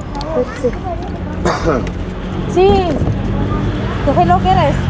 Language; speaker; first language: Spanish; non-native, learner; Filipino